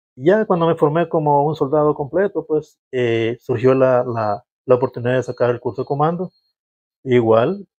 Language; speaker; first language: Spanish; native; Spanish